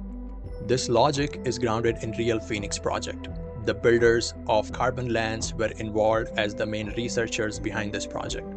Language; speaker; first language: English; non-native, fluent; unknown